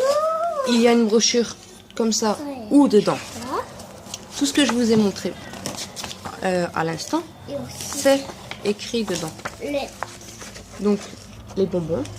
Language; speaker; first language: French; native; French